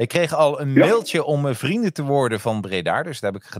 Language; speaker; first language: Dutch; native; Dutch